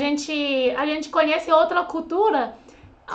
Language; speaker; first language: Portuguese; non-native, fluent; Chinese